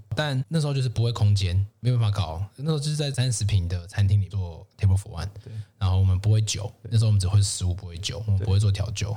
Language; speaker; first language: Chinese; native; Chinese